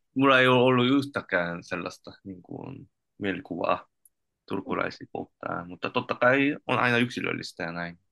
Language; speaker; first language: Finnish; non-native, fluent; Korean